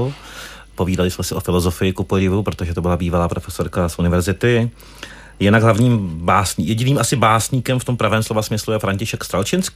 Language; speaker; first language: Czech; native; Czech